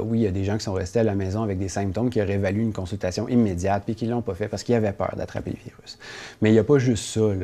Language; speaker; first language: French; native; French